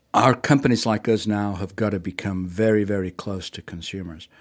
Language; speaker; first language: English; native; English